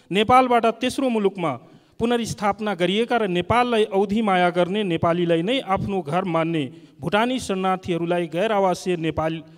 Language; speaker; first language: Nepali; non-native, local second language; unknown